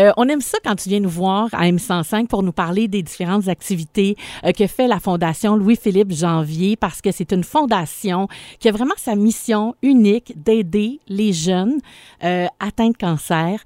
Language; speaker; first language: French; native; French